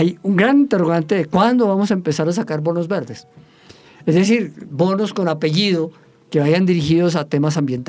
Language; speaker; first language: Spanish; native; Spanish